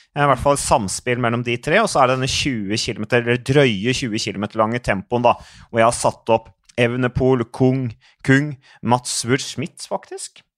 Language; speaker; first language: Norwegian; native; Norwegian